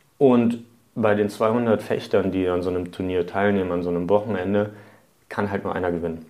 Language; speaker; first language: German; early bilingual, other home language; Hungarian